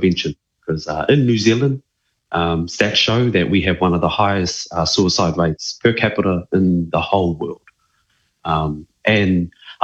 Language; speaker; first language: English; native; English